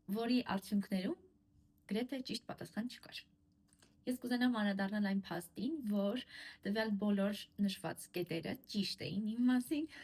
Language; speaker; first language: Armenian; early bilingual, heritage; Armenian